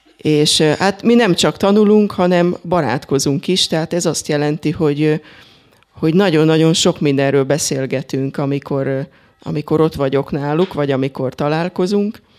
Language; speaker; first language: Hungarian; native; Hungarian